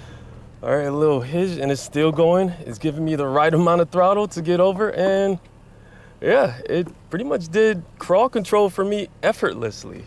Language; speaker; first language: English; native; English